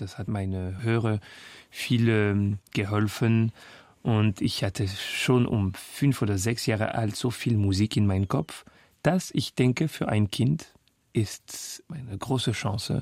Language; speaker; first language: German; non-native, fluent; French